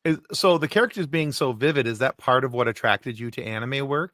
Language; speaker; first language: English; native; English